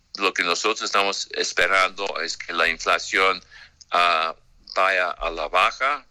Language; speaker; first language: Spanish; non-native, fluent; English